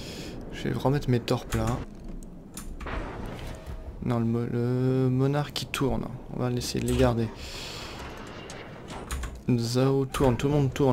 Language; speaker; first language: French; native; French